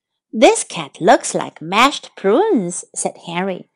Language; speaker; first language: English; non-native, fluent; Chinese